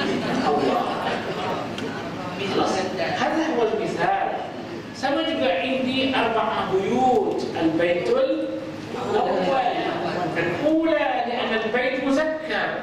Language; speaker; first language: Arabic; non-native, fluent; Malay